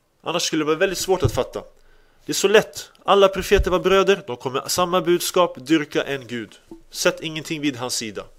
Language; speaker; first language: Swedish; early bilingual, other home language; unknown